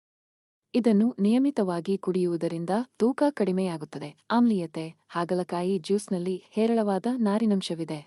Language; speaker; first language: Kannada; native; Kannada